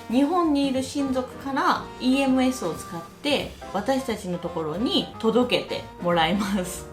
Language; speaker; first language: Japanese; native; Japanese